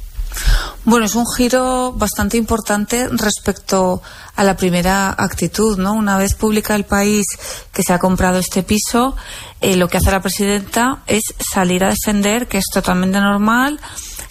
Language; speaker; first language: Spanish; native; Spanish